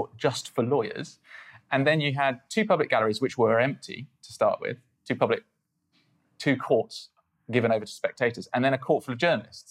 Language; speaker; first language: English; native; English